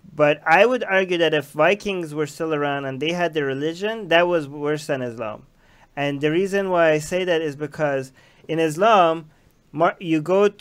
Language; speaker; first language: English; non-native, fluent; Persian